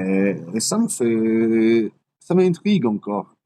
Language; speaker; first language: French; non-native, learner; English